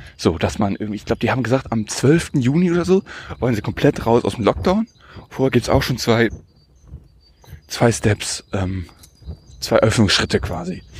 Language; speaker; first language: German; native; German